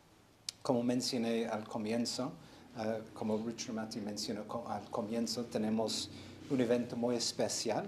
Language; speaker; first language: Spanish; non-native, fluent; English